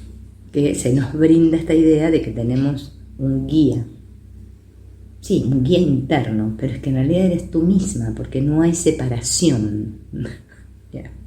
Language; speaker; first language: Spanish; native; Spanish